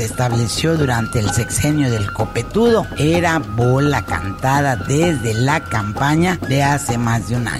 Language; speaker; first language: Spanish; native; Spanish